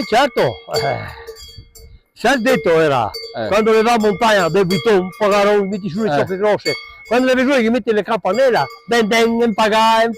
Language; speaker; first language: Italian; non-native, local second language; Venetian